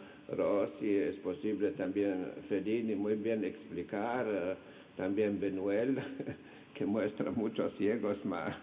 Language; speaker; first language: Spanish; non-native, fluent; Slovenian